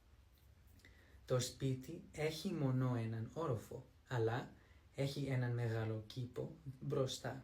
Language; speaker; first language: Greek; non-native, learner; English